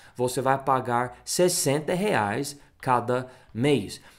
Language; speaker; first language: Portuguese; non-native, fluent; English